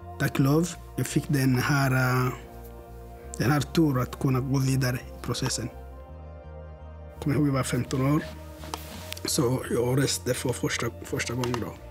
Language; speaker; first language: Swedish; non-native, learner; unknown